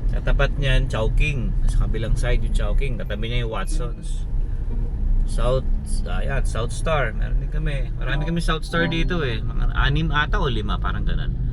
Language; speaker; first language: Filipino; native; Filipino